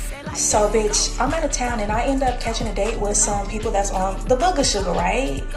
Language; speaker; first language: English; native; English